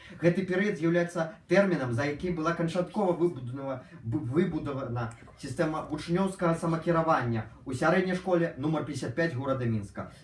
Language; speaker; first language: Belarusian; non-native, local second language; Russian